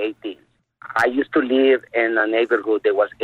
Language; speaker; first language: English; non-native, fluent; Spanish